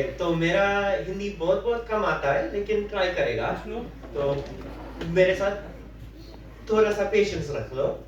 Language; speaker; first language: Hindi; early bilingual, heritage; English